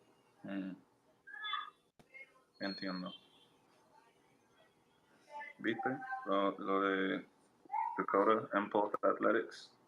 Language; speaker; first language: Spanish; non-native, learner; English